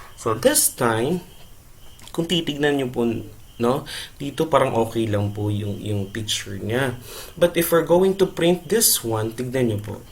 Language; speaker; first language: Filipino; non-native, local second language; Cebuano